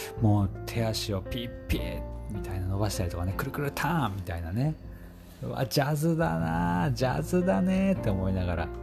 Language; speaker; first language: Japanese; native; Japanese